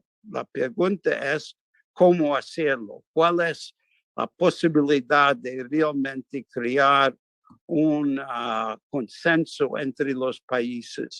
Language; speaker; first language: Spanish; non-native, fluent; English